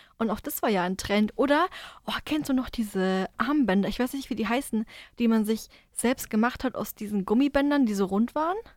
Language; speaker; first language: German; native; German